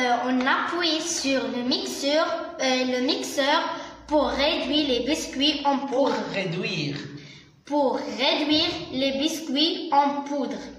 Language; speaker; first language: French; non-native, learner; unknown